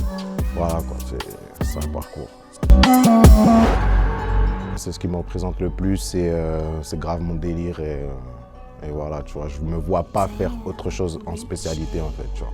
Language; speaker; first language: French; native; French